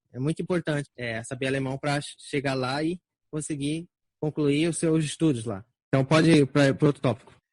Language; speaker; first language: Portuguese; native; Portuguese